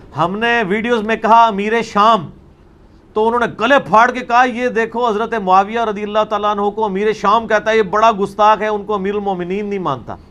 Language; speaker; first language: Urdu; non-native, local second language; Punjabi